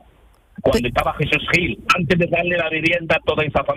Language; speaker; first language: Spanish; early bilingual, other home language; Arabic